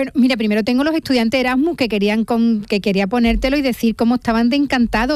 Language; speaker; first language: Spanish; native; Spanish